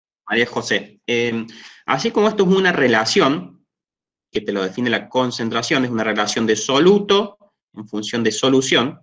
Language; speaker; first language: Spanish; native; Spanish